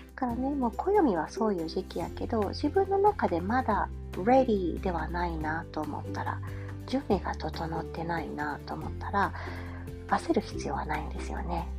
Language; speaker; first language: Japanese; native; Japanese